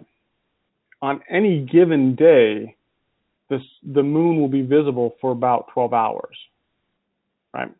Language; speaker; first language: English; native; English